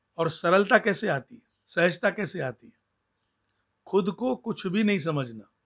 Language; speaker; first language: Hindi; non-native, local second language; Sindhi